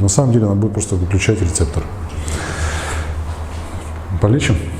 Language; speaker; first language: Russian; native; Russian